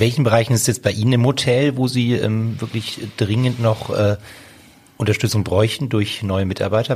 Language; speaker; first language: German; native; German